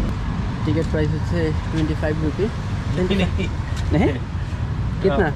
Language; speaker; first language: Hindi; non-native, local second language; Bangla